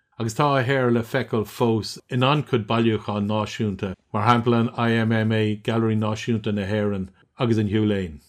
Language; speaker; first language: Irish; non-native, local second language; English